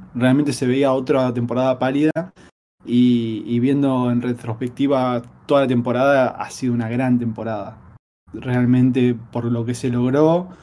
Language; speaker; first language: Spanish; native; Spanish